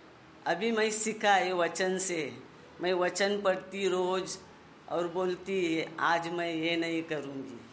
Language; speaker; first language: Hindi; non-native, local second language; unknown